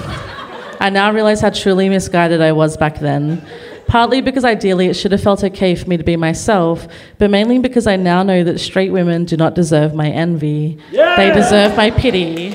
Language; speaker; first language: English; native; English